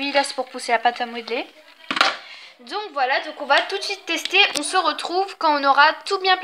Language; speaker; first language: French; native; French